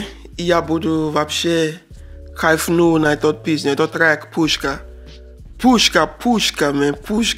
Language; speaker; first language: Russian; non-native, learner; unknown